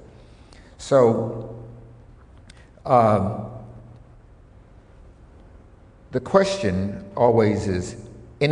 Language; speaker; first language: English; native; English